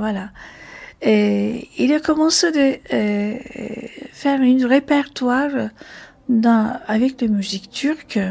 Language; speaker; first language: French; non-native, fluent; Turkish